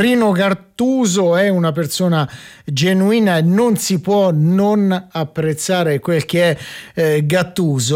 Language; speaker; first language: Italian; native; Italian